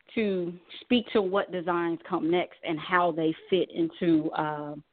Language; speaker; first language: English; native; English